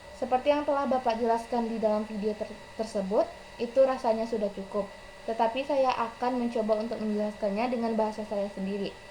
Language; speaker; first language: Indonesian; non-native, local second language; Minangkabau